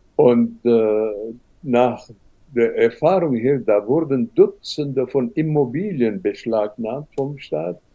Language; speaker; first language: German; non-native, fluent; Arabic